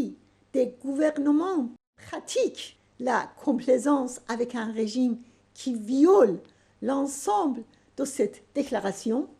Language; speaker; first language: French; non-native, fluent; Persian